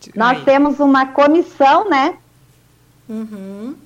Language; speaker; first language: Portuguese; native; Portuguese